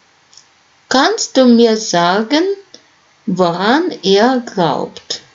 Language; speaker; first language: German; non-native, fluent; Russian